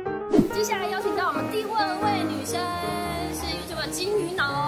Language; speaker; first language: Chinese; native; Chinese